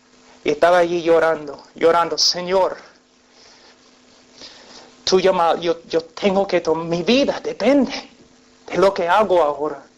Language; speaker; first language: Spanish; non-native, fluent; English